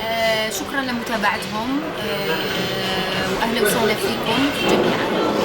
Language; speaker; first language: Arabic; native; Arabic